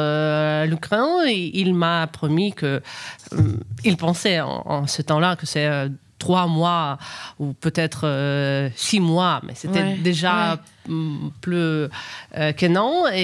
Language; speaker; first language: French; non-native, fluent; Ukrainian